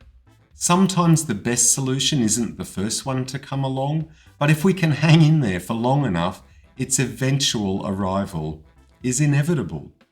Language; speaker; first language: English; native; English